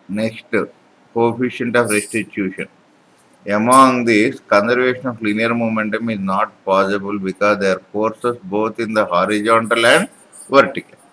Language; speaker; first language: English; non-native, local second language; Urdu